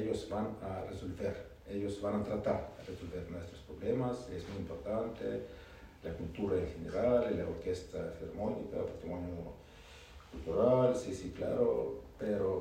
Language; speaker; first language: Spanish; non-native, learner; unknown